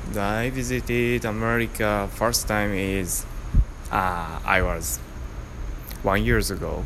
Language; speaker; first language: English; non-native, learner; Japanese